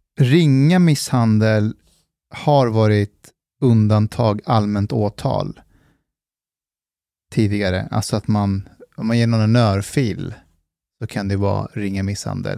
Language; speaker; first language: Swedish; early bilingual, other home language; Persian